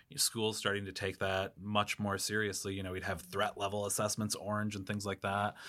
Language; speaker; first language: English; native; English